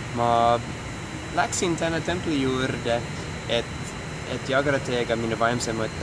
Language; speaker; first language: Estonian; non-native, fluent; English